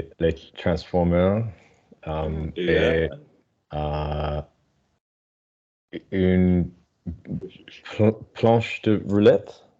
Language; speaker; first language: French; non-native, learner; English